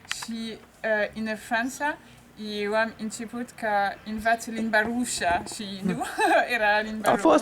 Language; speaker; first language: Romanian; non-native, learner; French